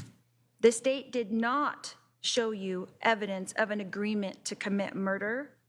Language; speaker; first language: English; native; English